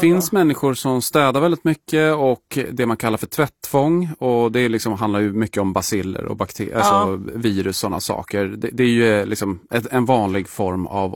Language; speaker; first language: Swedish; native; Swedish